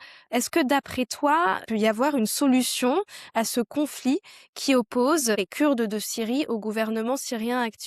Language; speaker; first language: French; native; French